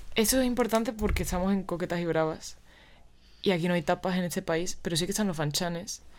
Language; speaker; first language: Spanish; native; Spanish